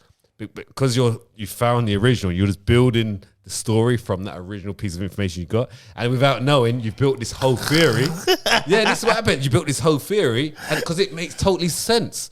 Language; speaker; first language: English; native; English